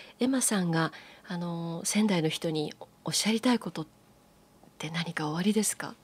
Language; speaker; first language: Japanese; native; Japanese